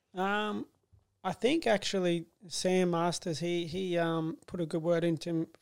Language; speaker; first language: English; native; English